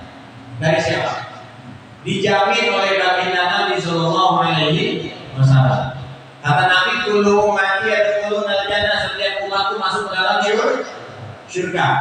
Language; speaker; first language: Indonesian; native; Indonesian